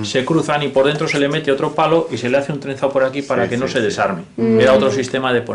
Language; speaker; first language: Spanish; native; Spanish